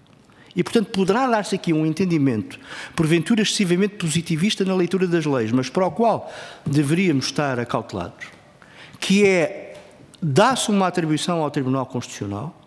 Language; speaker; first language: Portuguese; native; Portuguese